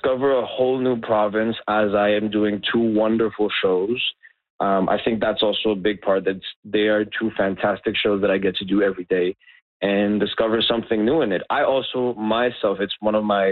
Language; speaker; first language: English; non-native, fluent; Spanish